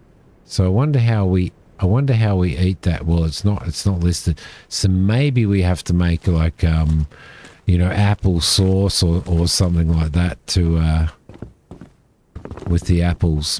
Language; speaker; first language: English; native; English